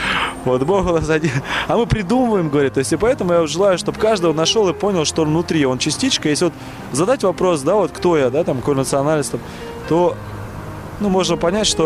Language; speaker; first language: Russian; native; Russian